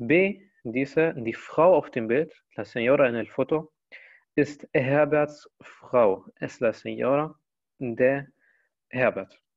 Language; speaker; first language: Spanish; non-native, learner; Arabic